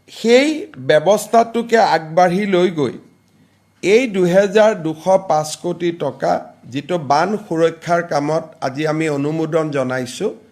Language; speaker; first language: Assamese; native; Assamese